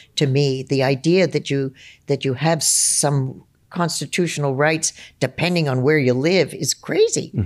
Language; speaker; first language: English; native; English